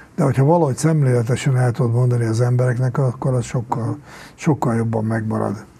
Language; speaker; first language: Hungarian; native; Hungarian